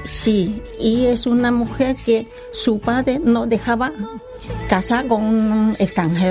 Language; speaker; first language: Spanish; non-native, learner; Khmer